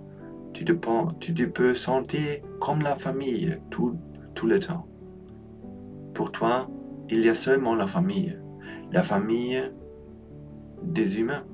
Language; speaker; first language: French; non-native, learner; Polish